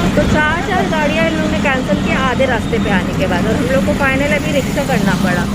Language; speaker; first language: Hindi; native; Hindi